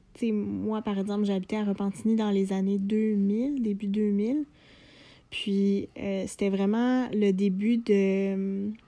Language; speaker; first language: French; native; French